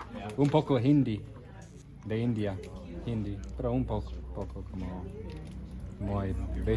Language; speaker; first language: Spanish; non-native, learner; English